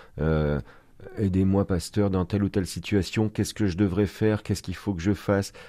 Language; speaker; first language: French; native; French